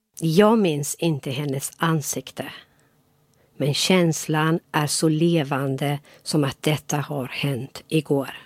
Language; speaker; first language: Swedish; non-native, fluent; Persian